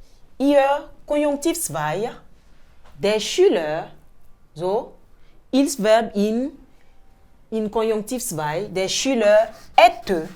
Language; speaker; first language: German; non-native, fluent; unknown